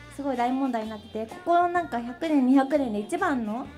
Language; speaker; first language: Japanese; early bilingual, heritage; Japanese